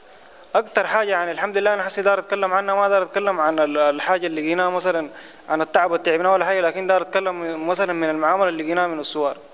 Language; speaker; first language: Arabic; native; Arabic